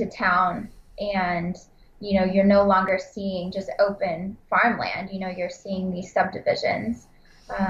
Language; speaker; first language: English; native; English